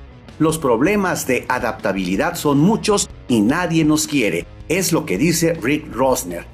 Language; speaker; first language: Spanish; native; Spanish